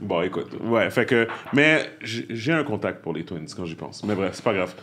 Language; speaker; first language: French; native; French